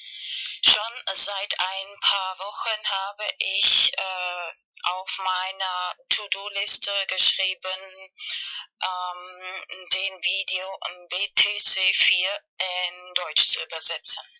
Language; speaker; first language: German; non-native, fluent; Spanish